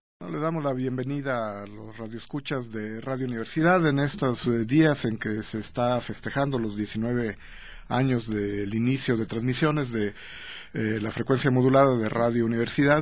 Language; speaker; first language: Spanish; native; Spanish